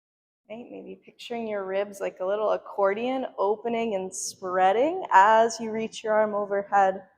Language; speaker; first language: English; native; English